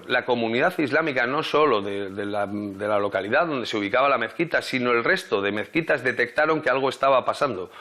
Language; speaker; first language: Spanish; native; Spanish